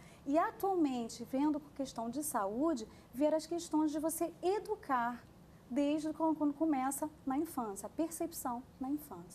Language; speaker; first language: Portuguese; native; Portuguese